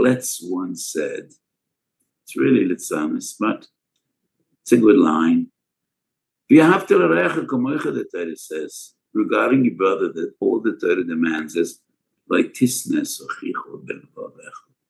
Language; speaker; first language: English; non-native, fluent; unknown